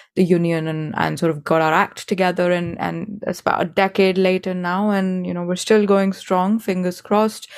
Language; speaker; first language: English; non-native, local second language; Hindi